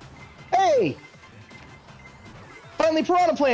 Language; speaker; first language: English; native; English